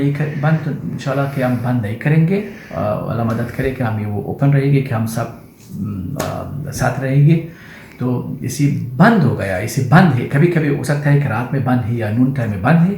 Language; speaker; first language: Hindi; non-native, learner; Persian